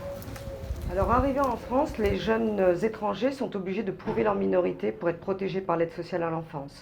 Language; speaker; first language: French; native; French